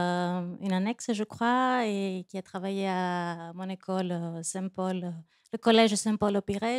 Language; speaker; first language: French; non-native, fluent; Greek